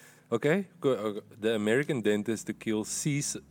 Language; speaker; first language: English; non-native, local second language; Afrikaans